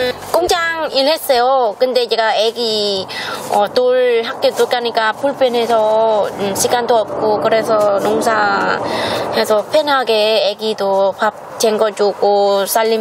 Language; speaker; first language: Korean; non-native, learner; Vietnamese